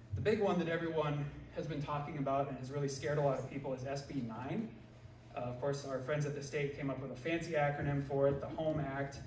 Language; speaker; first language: English; native; English